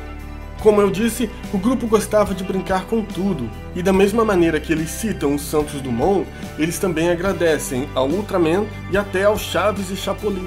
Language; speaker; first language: Portuguese; native; Portuguese